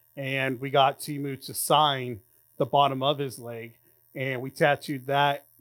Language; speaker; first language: English; native; English